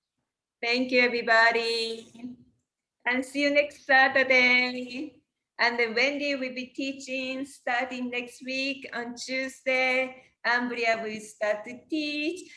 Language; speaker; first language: English; non-native, learner; Japanese